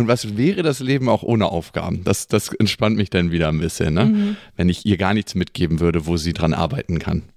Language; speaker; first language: German; native; German